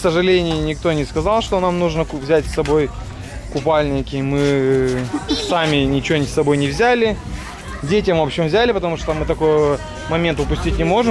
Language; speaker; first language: Russian; native; Russian